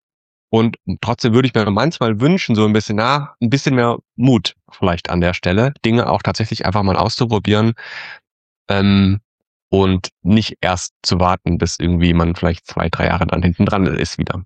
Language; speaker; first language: German; native; German